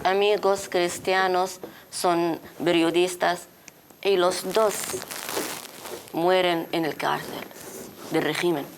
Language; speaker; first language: Spanish; non-native, learner; Arabic